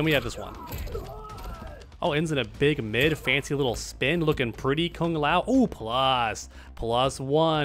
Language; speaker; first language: English; native; English